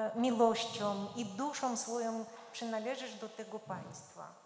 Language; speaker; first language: Polish; non-native, fluent; Georgian